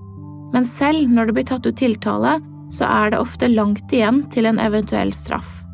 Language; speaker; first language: Norwegian; native; Norwegian